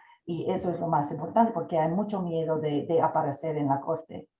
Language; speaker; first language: Spanish; non-native, fluent; English